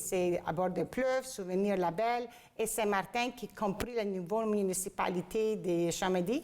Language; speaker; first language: French; non-native, fluent; Greek